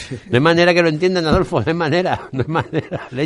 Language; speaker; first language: Spanish; native; Spanish